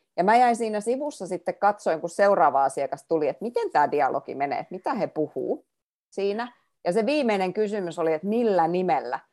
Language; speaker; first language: Finnish; native; Finnish